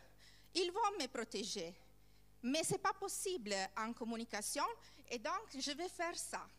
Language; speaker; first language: French; non-native, learner; Italian